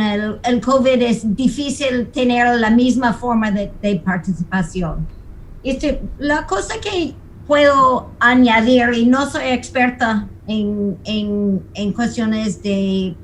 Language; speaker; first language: Spanish; non-native, fluent; English